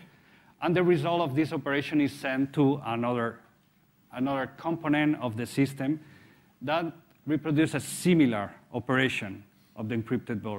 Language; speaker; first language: English; non-native, fluent; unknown